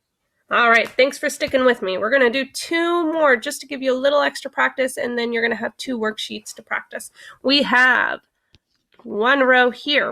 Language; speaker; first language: English; native; English